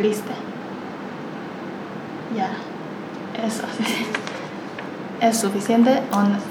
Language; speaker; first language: Spanish; non-native, learner; Chinese